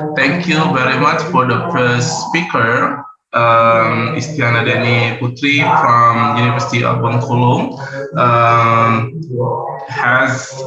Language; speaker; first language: English; non-native, learner; Indonesian